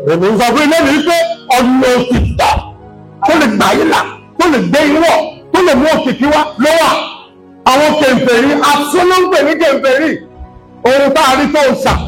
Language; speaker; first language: Yoruba; non-native, local second language; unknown